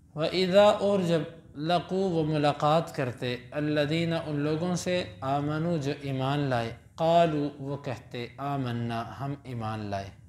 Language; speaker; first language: Urdu; non-native, local second language; Punjabi